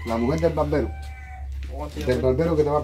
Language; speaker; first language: Spanish; native; Spanish